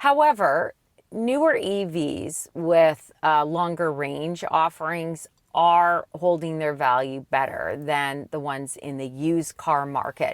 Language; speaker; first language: English; native; English